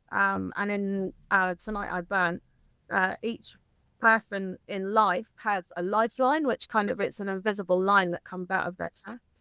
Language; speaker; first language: English; native; English